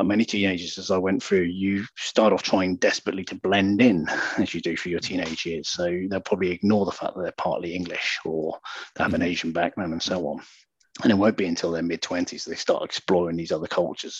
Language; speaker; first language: English; native; English